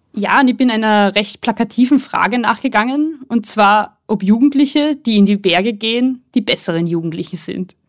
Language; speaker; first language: German; native; German